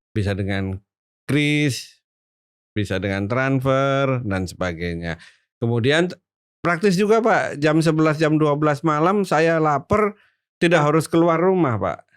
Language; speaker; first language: Indonesian; non-native, local second language; Javanese